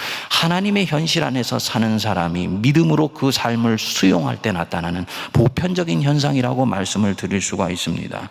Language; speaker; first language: Korean; native; Korean